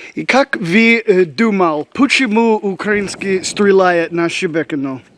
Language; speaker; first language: Russian; non-native, learner; English